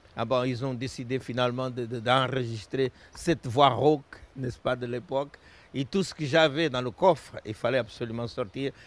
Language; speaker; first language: French; non-native, fluent; Portuguese